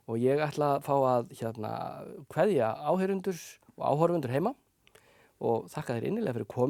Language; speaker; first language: Icelandic; native; Icelandic